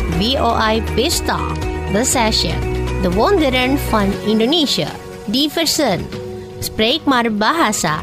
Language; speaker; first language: Dutch; non-native, fluent; Indonesian